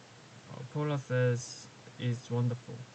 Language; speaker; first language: English; non-native, learner; Korean